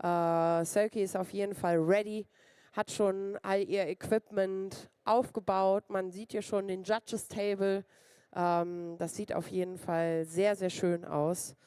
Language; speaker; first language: German; native; German